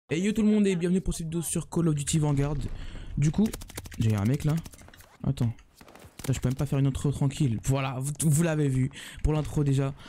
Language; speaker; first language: French; native; French